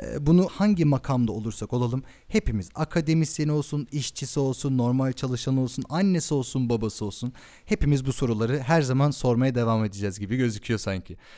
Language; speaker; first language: Turkish; early bilingual, heritage; Turkish